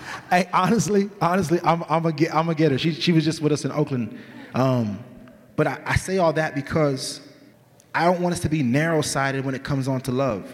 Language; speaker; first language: English; native; English